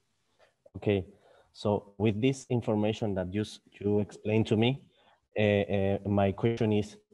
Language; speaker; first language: English; non-native, learner; Spanish